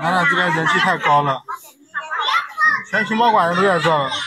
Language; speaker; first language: Chinese; native; Chinese